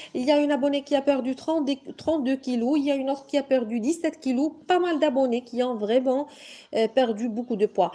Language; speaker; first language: French; non-native, local second language; Arabic